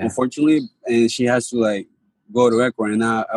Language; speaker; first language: English; non-native, fluent; Spanish